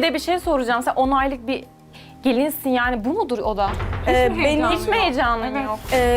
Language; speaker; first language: Turkish; native; Turkish